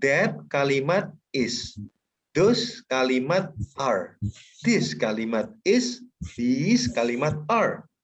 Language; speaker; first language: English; non-native, fluent; Indonesian